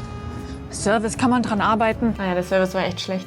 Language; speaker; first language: German; native; German